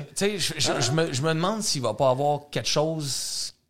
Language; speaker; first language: French; native; French